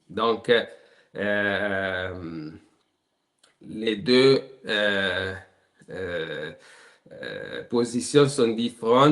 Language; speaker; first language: French; non-native, learner; Italian